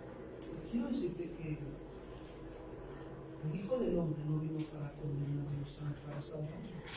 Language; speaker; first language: Spanish; native; Spanish